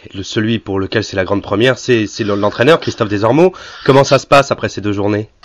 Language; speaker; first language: French; native; French